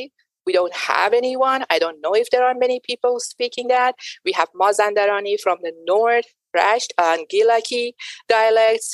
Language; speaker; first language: English; non-native, fluent; Persian